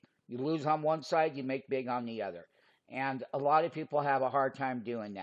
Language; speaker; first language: English; native; English